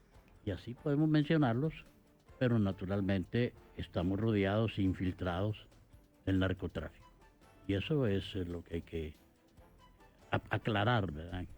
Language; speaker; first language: Spanish; native; Spanish